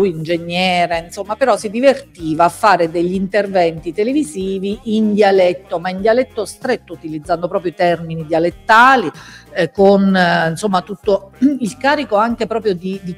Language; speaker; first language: Italian; native; Italian